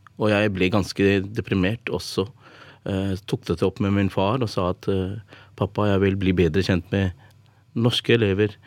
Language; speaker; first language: Norwegian; early bilingual, other home language; Urdu